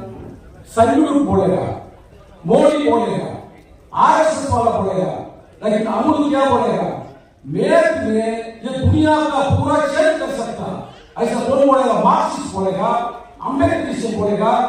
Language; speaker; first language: Hindi; non-native, local second language; Tamil